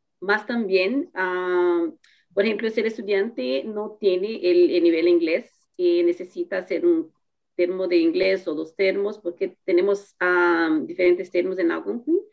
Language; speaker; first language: Spanish; non-native, fluent; Portuguese